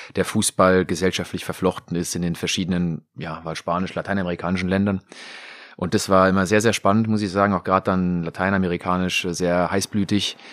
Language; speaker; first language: German; native; German